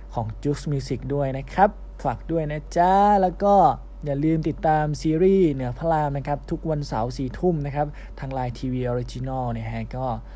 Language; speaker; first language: Thai; native; Thai